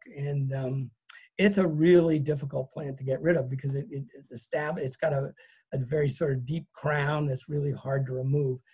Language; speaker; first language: English; native; English